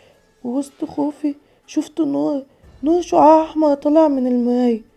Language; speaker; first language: Arabic; native; Arabic